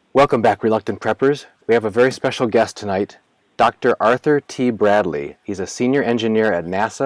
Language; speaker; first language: English; native; English